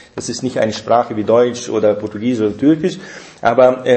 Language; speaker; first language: German; non-native, fluent; Portuguese